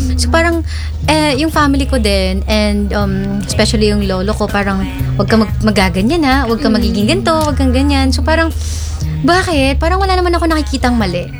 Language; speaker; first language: Filipino; native; Filipino